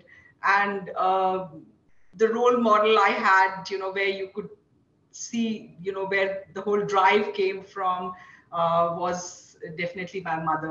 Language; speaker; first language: English; non-native, local second language; Hindi